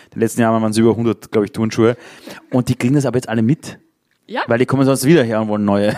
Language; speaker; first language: German; early bilingual, other home language; Persian